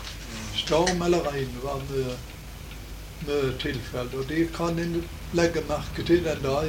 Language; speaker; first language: Norwegian; native; Norwegian